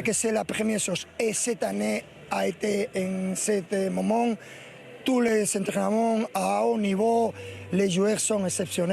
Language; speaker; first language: French; non-native, learner; Spanish